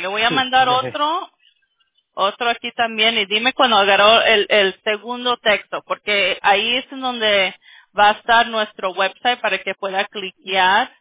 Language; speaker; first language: Spanish; early bilingual, other home language; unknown